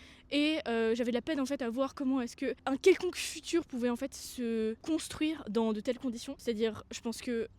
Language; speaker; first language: French; native; French